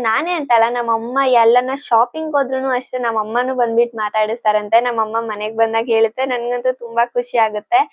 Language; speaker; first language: Kannada; non-native, local second language; Telugu